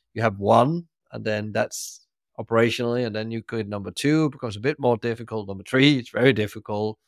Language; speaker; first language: English; non-native, fluent; Danish